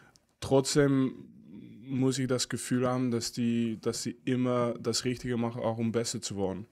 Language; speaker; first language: German; non-native, fluent; French